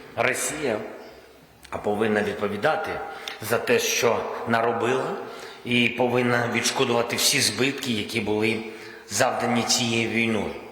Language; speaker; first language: Ukrainian; non-native, local second language; Russian